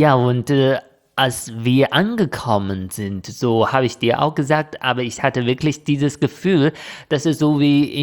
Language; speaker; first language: German; non-native, fluent; Chinese